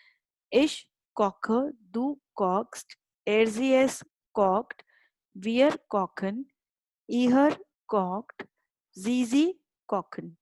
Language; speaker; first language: German; non-native, fluent; Hindi